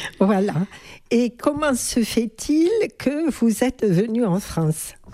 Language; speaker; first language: French; native; French